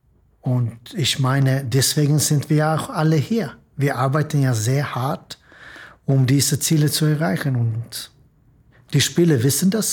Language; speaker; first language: German; non-native, fluent; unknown